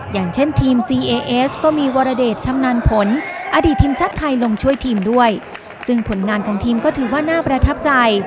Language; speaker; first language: Thai; native; Thai